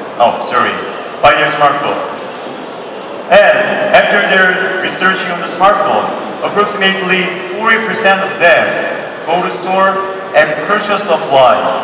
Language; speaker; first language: English; non-native, fluent; Korean